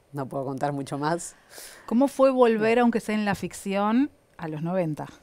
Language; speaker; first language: Spanish; native; Spanish